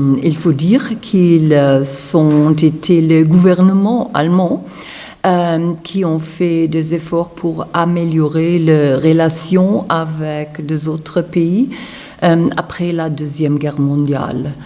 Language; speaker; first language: French; non-native, fluent; German